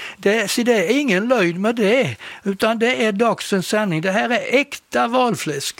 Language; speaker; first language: Swedish; native; Swedish